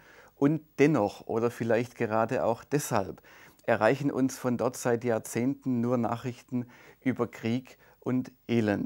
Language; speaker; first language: German; native; German